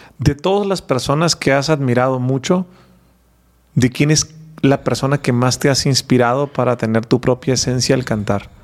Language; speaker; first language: Spanish; native; Spanish